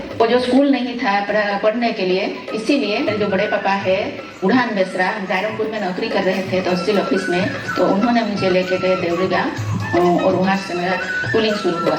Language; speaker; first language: Hindi; non-native, local second language; Santali